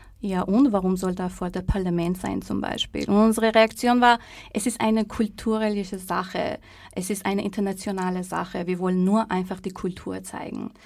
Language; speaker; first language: German; non-native, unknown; Persian